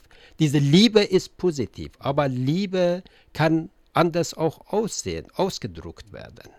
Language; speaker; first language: German; non-native, learner; Persian